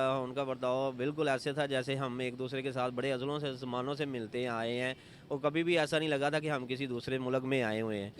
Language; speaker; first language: Urdu; non-native, local second language; Punjabi